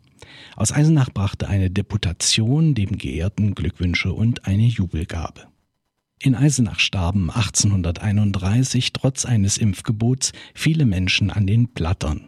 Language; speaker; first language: German; native; German